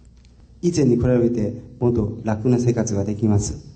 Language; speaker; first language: Japanese; non-native, fluent; Chinese